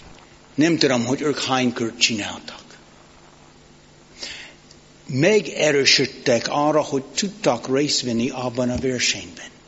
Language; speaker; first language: Hungarian; non-native, fluent; English